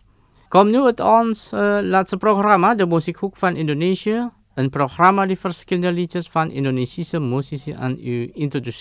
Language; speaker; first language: Dutch; non-native, fluent; Indonesian